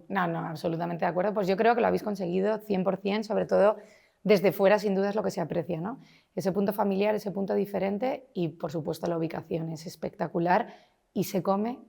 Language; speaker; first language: Spanish; native; Spanish